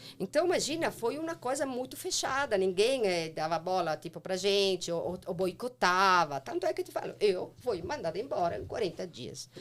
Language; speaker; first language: Portuguese; non-native, fluent; Italian